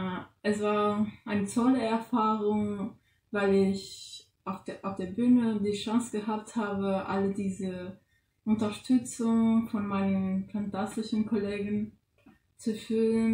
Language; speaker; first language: German; non-native, fluent; Portuguese